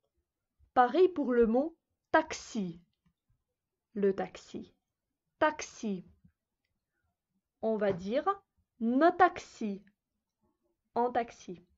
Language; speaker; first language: French; non-native, fluent; Russian